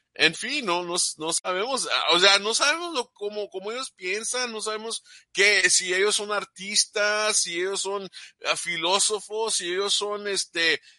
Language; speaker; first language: Spanish; early bilingual, heritage; Spanish